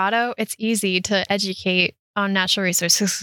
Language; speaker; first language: English; native; English